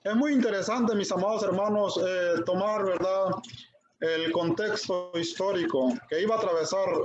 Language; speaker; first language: Spanish; native; Spanish